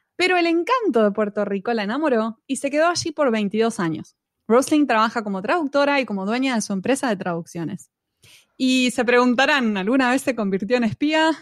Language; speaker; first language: Spanish; native; Spanish